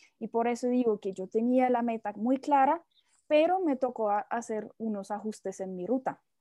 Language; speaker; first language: Spanish; non-native, fluent; Russian